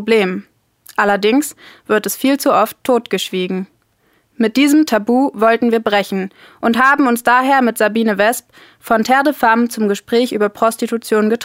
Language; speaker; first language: German; native; German